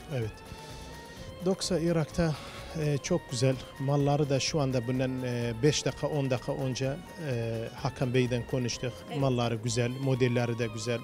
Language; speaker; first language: Turkish; non-native, fluent; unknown